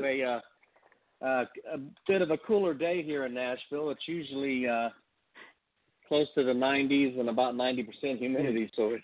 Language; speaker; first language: English; native; English